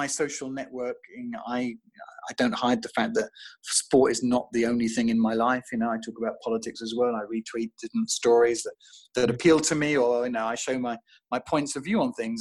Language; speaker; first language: English; native; English